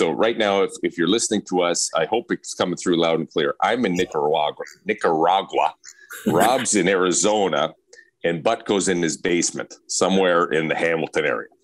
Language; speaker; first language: English; native; English